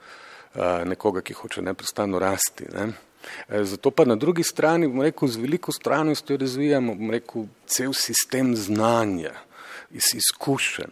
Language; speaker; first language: Slovenian; native; Slovenian